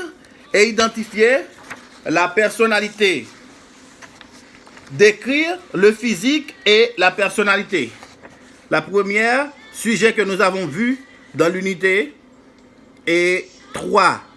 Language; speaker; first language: French; non-native, fluent; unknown